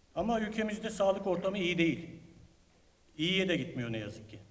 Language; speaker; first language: Turkish; native; Turkish